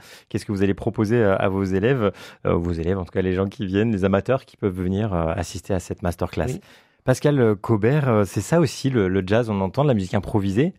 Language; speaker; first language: French; native; French